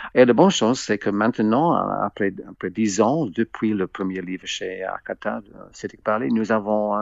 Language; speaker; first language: French; non-native, fluent; English